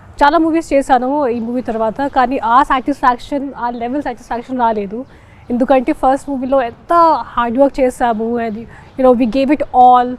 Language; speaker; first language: Telugu; non-native, fluent; Hindi